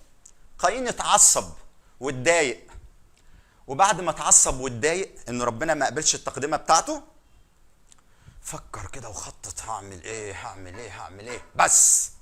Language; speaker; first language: Arabic; native; Arabic